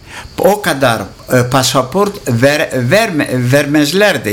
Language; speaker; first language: Turkish; non-native, local second language; Greek